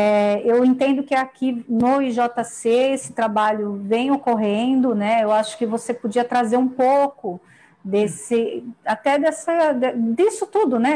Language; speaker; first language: Portuguese; native; Portuguese